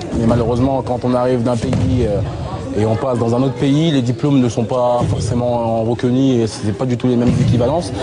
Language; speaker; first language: French; early bilingual, other home language; Lingala